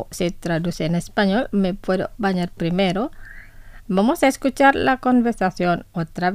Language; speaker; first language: Spanish; non-native, fluent; Indonesian